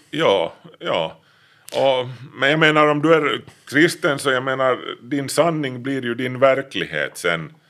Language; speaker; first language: Swedish; native; Swedish